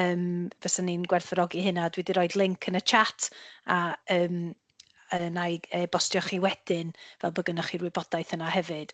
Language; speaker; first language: Welsh; native; Welsh